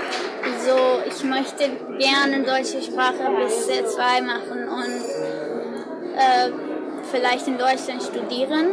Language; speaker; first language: German; non-native, learner; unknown